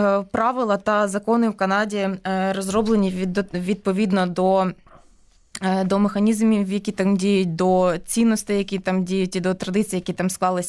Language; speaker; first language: Ukrainian; native; Ukrainian